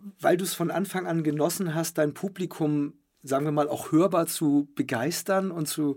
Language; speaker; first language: German; native; German